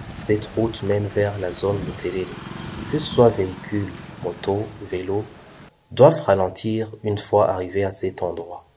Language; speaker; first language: French; non-native, local second language; Rundi